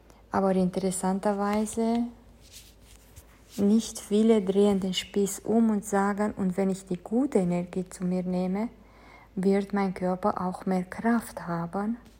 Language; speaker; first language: German; non-native, fluent; Romanian